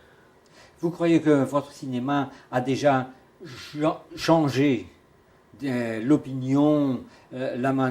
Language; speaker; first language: French; non-native, fluent; Portuguese